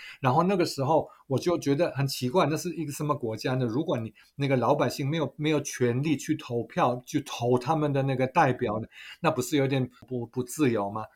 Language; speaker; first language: Chinese; non-native, fluent; German